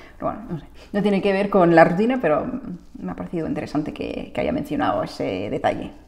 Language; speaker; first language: Spanish; non-native, fluent; English